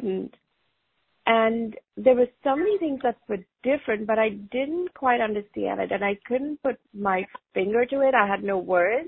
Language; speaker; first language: English; non-native, local second language; Hindi